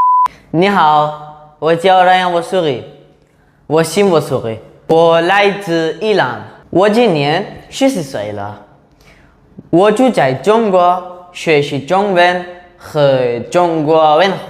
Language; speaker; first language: Chinese; non-native, learner; Persian